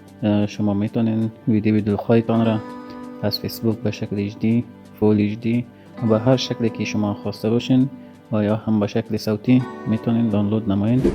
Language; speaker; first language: Persian; native; Persian